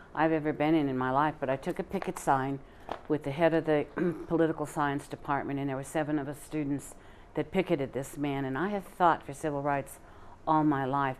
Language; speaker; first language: English; native; English